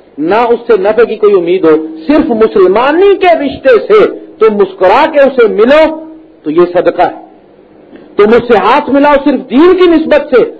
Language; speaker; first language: Urdu; non-native, local second language; Punjabi